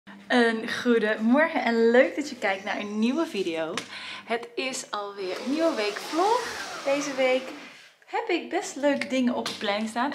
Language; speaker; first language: Dutch; native; Dutch